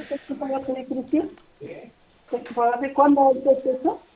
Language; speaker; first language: Spanish; non-native, local second language; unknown